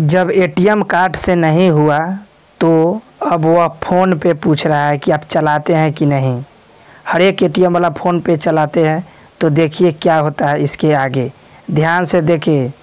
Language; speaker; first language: Hindi; native; Hindi